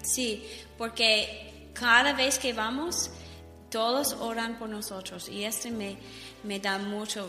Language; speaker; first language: Spanish; non-native, learner; English